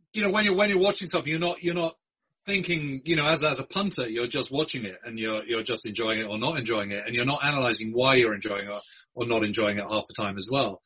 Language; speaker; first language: English; native; English